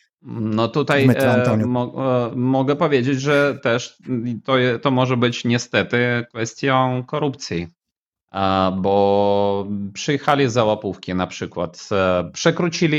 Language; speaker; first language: Polish; non-native, fluent; Ukrainian